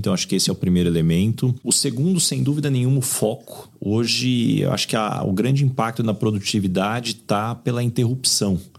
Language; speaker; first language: Portuguese; native; Portuguese